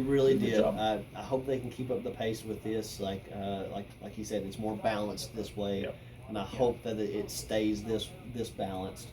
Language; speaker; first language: English; native; English